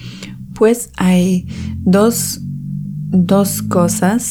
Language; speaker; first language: Spanish; non-native, fluent; English